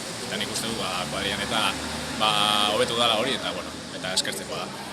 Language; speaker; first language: Basque; non-native, local second language; Spanish